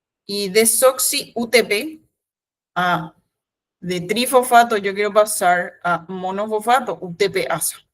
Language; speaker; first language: Spanish; native; Spanish